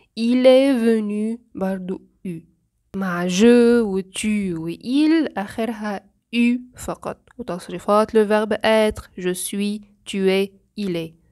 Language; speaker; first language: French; non-native, fluent; Arabic